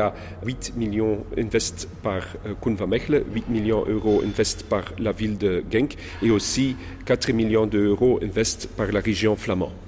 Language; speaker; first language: French; non-native, local second language; Dutch